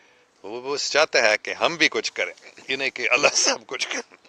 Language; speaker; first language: Hindi; non-native, fluent; English